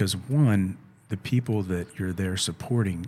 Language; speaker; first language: English; native; English